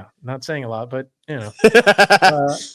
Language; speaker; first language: English; native; English